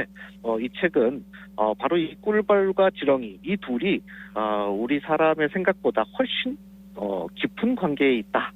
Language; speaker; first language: Korean; native; Korean